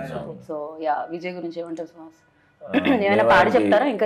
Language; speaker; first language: Telugu; native; Telugu